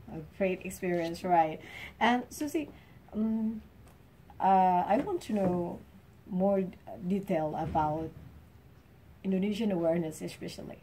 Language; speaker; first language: English; non-native, learner; Indonesian